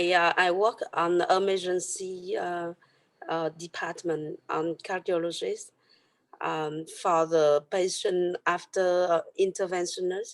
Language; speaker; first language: English; non-native, learner; Vietnamese